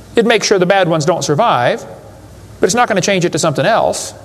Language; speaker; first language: English; native; English